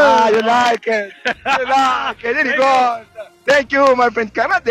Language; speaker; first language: English; non-native, learner; Portuguese